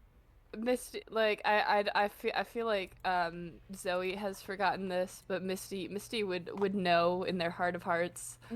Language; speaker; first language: English; native; English